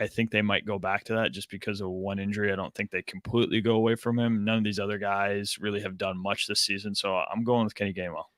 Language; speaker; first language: English; native; English